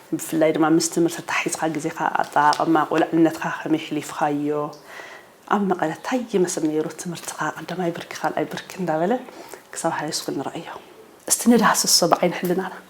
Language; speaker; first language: Tigrinya; native; Tigrinya